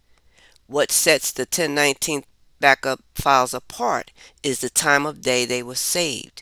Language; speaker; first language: English; native; English